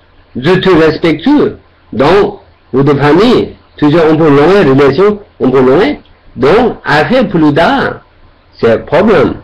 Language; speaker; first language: French; non-native, learner; Tibetan